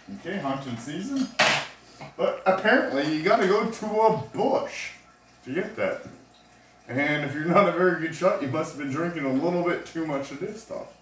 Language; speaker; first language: English; native; English